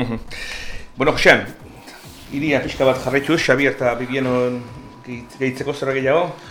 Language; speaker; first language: Basque; native; Basque